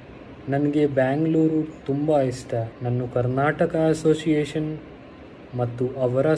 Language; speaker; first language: Kannada; non-native, learner; Hindi